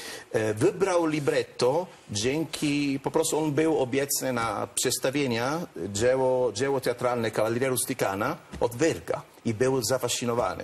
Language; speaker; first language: Polish; non-native, learner; Italian